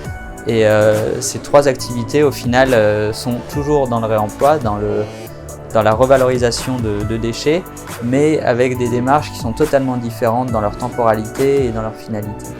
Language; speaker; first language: French; native; French